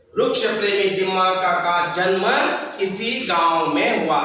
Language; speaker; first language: Hindi; non-native, local second language; Kannada